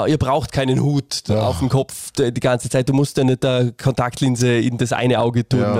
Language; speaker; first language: German; native; German